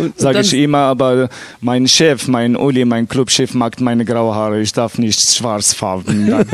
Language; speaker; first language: German; non-native, learner; Arabic